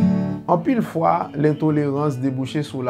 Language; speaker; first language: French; non-native, learner; Haitian Creole